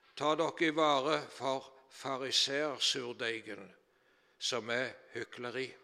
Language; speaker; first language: Norwegian; native; Norwegian